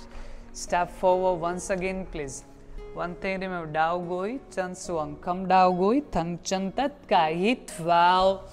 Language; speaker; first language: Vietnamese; non-native, learner; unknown